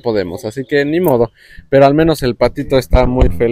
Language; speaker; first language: Spanish; native; Spanish